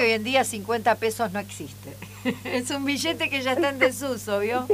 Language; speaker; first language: Spanish; native; Spanish